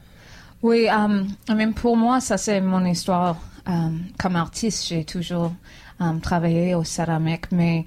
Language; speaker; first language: French; non-native, fluent; English